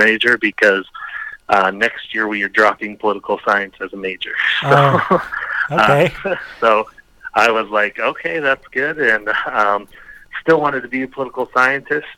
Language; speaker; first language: English; native; English